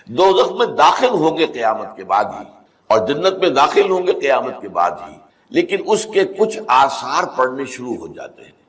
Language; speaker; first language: Urdu; native; Urdu